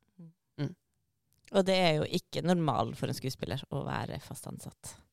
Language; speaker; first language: Norwegian; native; Norwegian